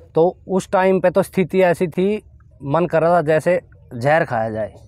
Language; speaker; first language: Hindi; native; Hindi